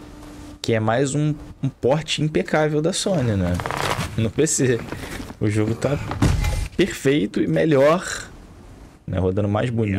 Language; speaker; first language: Portuguese; native; Portuguese